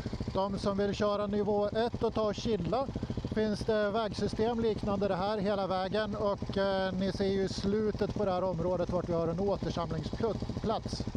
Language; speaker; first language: Swedish; native; Swedish